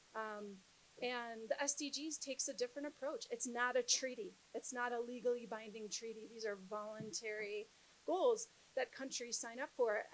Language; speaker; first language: English; native; English